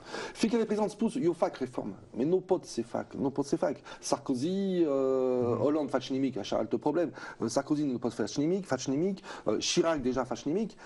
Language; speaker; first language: Romanian; non-native, learner; French